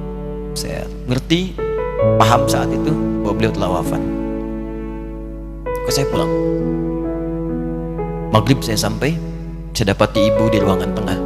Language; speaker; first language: Indonesian; native; Indonesian